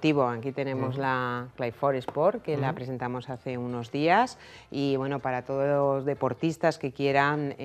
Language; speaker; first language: Spanish; native; Spanish